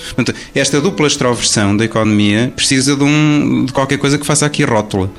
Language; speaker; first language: Portuguese; native; Portuguese